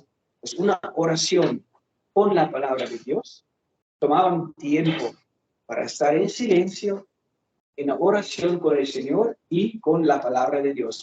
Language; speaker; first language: Spanish; non-native, fluent; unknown